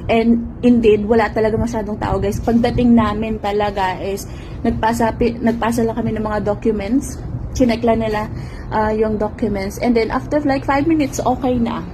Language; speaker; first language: Filipino; native; Filipino